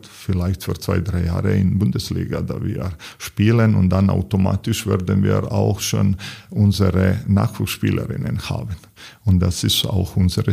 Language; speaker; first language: German; non-native, learner; Serbian